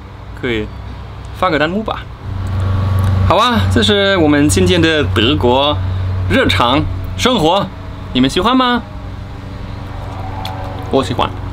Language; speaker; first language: Chinese; non-native, fluent; German